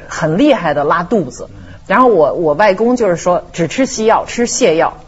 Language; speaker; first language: Chinese; native; Chinese